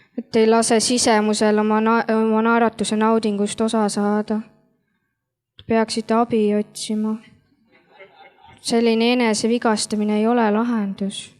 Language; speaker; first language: Estonian; native; Estonian